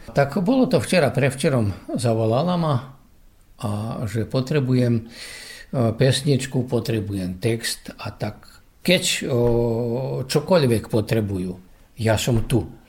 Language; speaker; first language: Slovak; early bilingual, heritage; Slovak